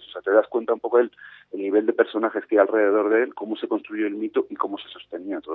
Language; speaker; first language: Spanish; native; Spanish